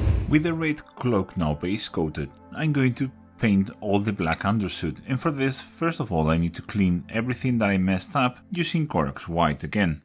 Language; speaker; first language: English; non-native, fluent; Spanish